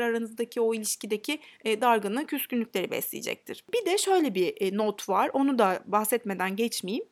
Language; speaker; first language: Turkish; native; Turkish